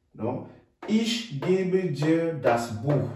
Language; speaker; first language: German; non-native, fluent; French